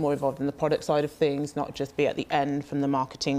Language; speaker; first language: English; native; English